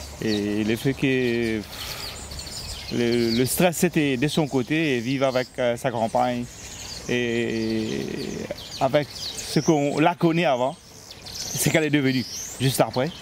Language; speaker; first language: French; non-native, local second language; Morisyen